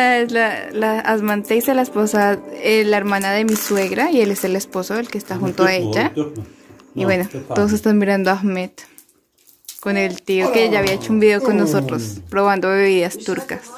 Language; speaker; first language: Spanish; native; Spanish